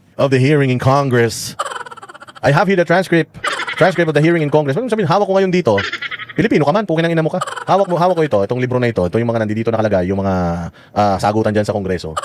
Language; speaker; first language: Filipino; native; Filipino